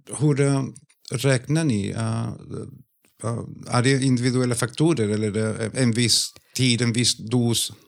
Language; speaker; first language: Swedish; non-native, fluent; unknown